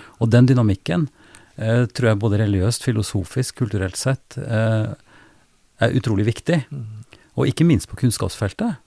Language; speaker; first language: Norwegian; native; Norwegian